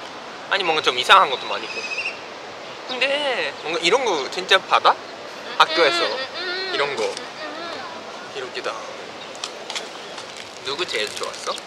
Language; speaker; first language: Korean; non-native, fluent; Japanese